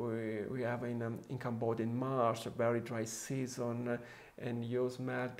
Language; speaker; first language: English; non-native, fluent; Italian